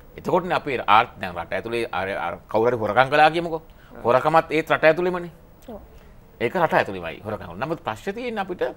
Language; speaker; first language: Sinhala; native; Sinhala